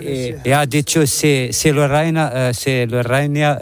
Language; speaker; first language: Spanish; non-native, learner; Arabic